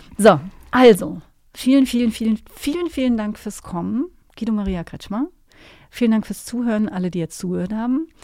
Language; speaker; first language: German; native; German